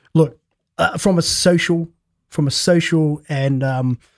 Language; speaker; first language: English; native; English